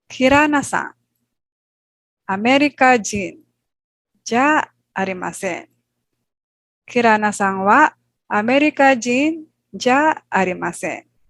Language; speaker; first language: Japanese; non-native, fluent; Filipino